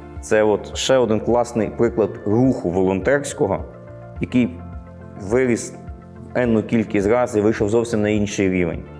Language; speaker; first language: Ukrainian; native; Ukrainian